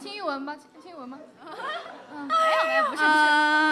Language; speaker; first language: Chinese; native; Chinese